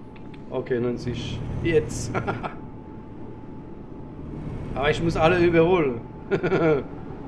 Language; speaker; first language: German; non-native, learner; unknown